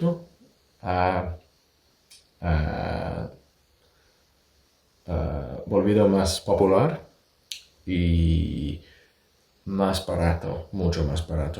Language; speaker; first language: Spanish; non-native, fluent; English